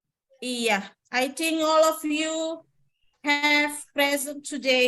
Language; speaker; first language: English; non-native, learner; Indonesian